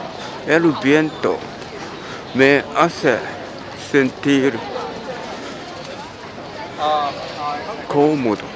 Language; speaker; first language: Spanish; non-native, learner; Japanese